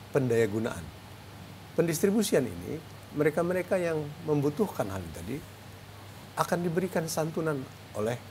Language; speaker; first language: Indonesian; native; Indonesian